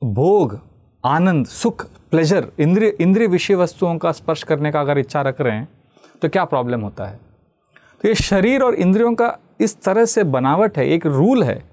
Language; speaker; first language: Hindi; non-native, local second language; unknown